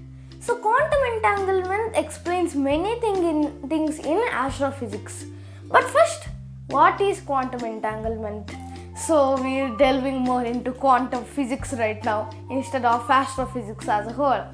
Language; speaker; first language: English; early bilingual, other home language; Telugu